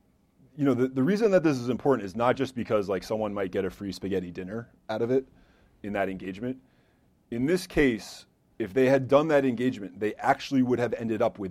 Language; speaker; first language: English; native; English